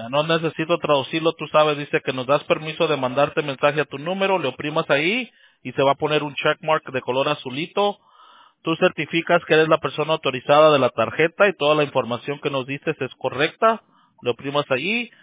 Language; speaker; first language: Spanish; early bilingual, heritage; Spanish